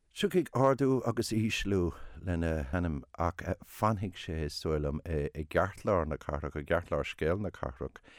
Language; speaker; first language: Irish; non-native, local second language; English